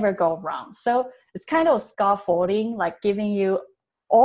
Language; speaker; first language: English; non-native, fluent; Chinese